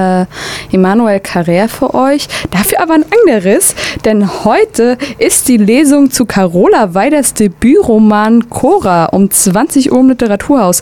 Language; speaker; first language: German; native; German